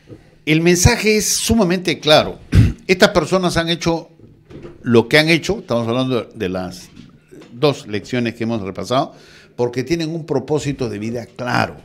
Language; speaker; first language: Spanish; native; Spanish